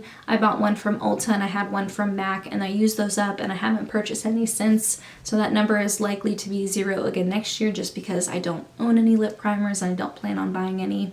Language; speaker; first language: English; native; English